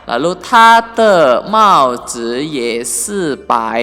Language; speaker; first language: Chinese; non-native, fluent; Indonesian